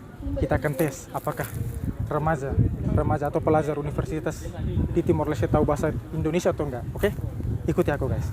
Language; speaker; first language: Indonesian; non-native, local second language; Tetum